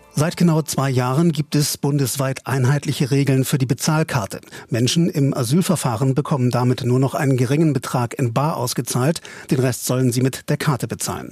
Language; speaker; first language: German; native; German